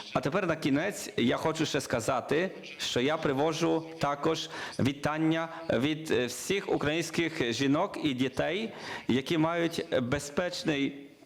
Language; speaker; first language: Ukrainian; non-native, learner; Polish